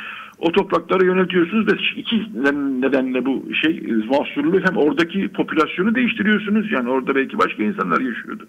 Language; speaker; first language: Turkish; native; Turkish